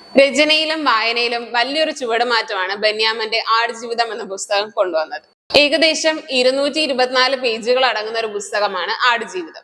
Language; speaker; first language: Malayalam; native; Malayalam